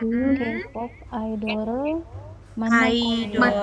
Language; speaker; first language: Korean; non-native, learner; Indonesian